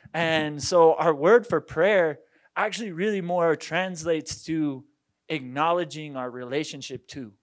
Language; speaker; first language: English; native; English